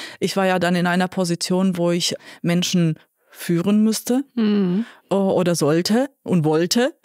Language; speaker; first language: German; non-native, fluent; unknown